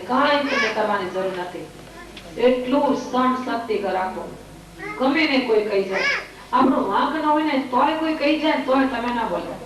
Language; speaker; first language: Gujarati; non-native, local second language; Kachhi